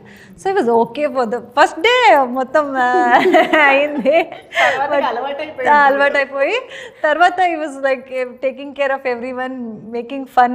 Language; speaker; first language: Telugu; non-native, learner; Kannada